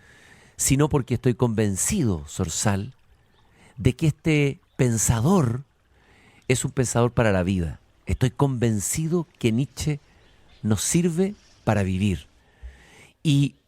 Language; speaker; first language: Spanish; native; Spanish